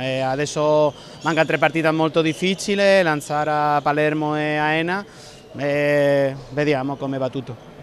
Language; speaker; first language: Italian; non-native, learner; Spanish